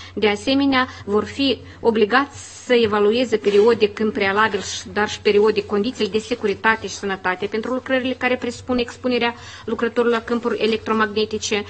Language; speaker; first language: Romanian; native; Romanian